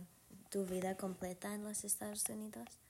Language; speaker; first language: Spanish; non-native, learner; English